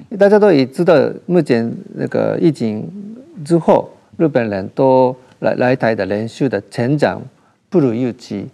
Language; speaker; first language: Chinese; non-native, fluent; Japanese